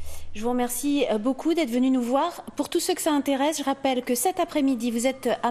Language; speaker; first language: French; native; French